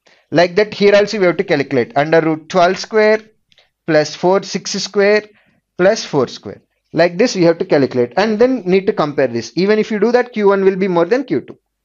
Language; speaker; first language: English; non-native, local second language; Telugu